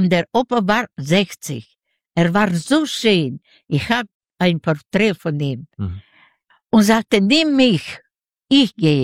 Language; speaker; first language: German; non-native, learner; Yiddish